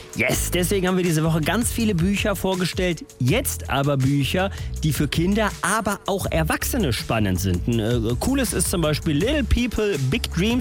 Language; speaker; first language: German; native; German